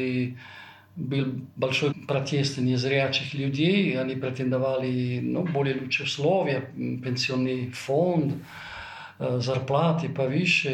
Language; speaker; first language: Russian; non-native, fluent; Italian